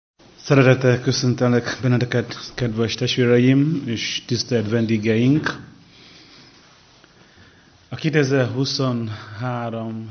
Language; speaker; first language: Hungarian; non-native, learner; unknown